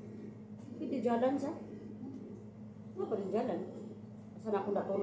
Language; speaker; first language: Indonesian; non-native, learner; Filipino